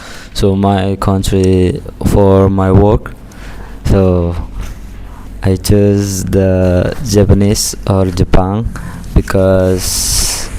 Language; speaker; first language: English; non-native, learner; Indonesian